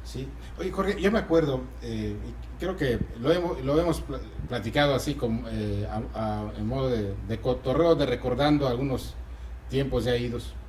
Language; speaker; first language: Spanish; native; Spanish